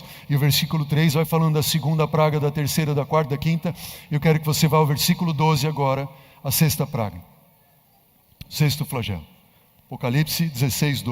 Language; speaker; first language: Portuguese; native; Portuguese